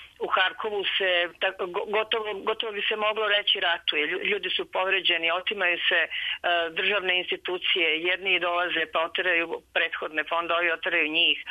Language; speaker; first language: Serbian; native; Serbian